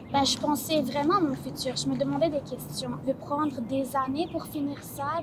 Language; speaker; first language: French; non-native, fluent; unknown